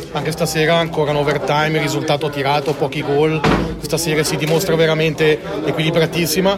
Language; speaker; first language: Italian; native; Italian